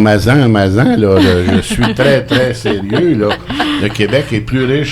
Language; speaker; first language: French; native; French